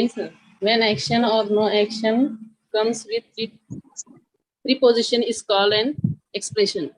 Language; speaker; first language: English; non-native, learner; Hindi